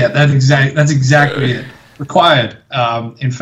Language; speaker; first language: English; native; English